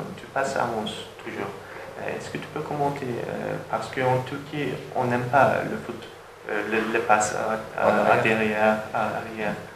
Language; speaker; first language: French; non-native, learner; Turkish